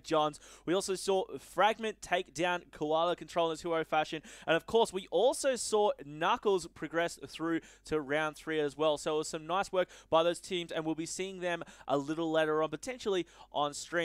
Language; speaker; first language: English; native; English